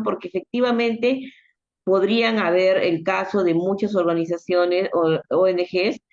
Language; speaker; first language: Spanish; native; Spanish